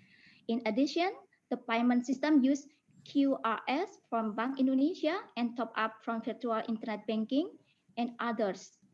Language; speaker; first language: English; non-native, fluent; Indonesian